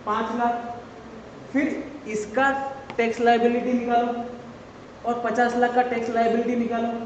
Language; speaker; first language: Hindi; non-native, local second language; Assamese